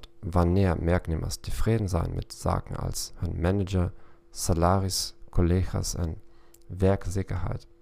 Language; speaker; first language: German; non-native, learner; Dutch